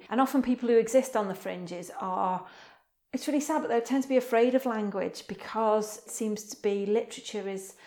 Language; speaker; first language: English; native; English